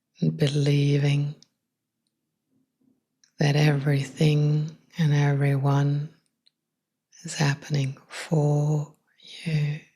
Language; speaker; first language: English; non-native, fluent; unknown